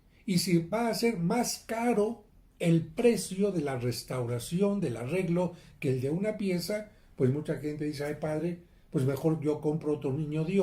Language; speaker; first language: Spanish; native; Spanish